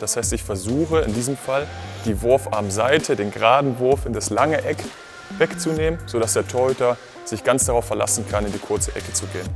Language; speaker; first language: German; native; German